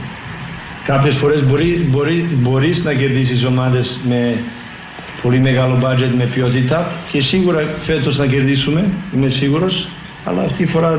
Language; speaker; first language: Greek; non-native, fluent; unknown